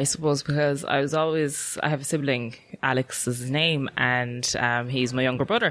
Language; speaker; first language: English; native; English